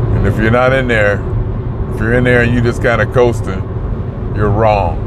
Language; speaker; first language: English; native; English